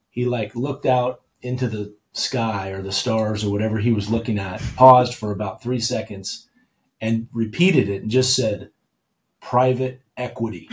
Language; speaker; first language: English; native; English